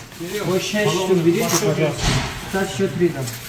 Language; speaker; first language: Russian; non-native, learner; Tajik